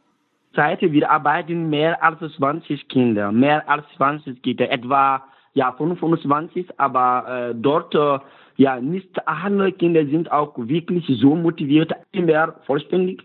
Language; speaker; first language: German; non-native, learner; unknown